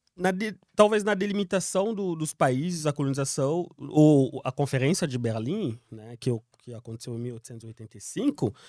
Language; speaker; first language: Portuguese; non-native, fluent; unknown